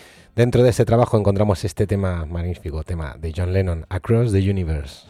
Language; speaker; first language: Spanish; native; Spanish